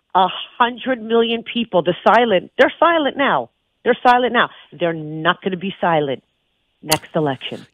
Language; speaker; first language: English; native; English